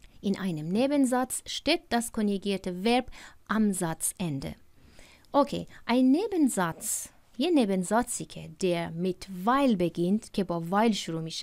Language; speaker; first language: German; non-native, fluent; Persian